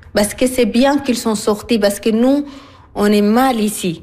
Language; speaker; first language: French; non-native, learner; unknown